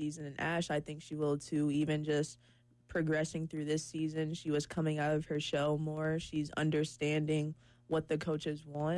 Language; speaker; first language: English; native; English